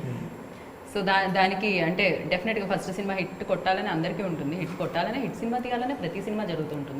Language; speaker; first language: Telugu; native; Telugu